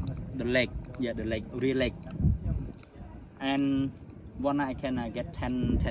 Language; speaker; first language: English; non-native, learner; Khmer